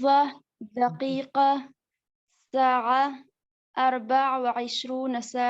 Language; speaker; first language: Arabic; non-native, learner; Urdu